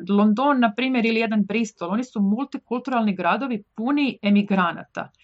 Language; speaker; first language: Croatian; native; Croatian